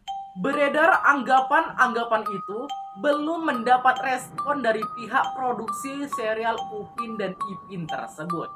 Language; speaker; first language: Indonesian; native; Indonesian